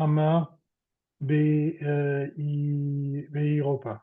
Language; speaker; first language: Hebrew; non-native, learner; French